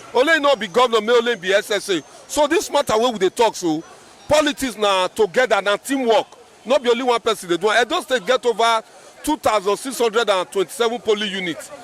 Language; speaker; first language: Nigerian Pidgin; native; Nigerian Pidgin